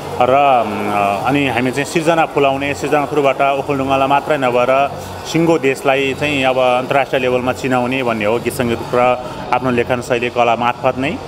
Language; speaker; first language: Nepali; non-native, local second language; Sherpa